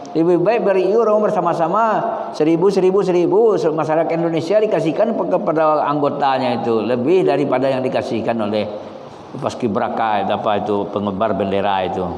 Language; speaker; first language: Malay; non-native, local second language; Minangkabau